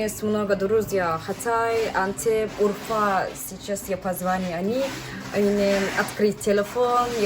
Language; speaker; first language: Russian; non-native, learner; Turkish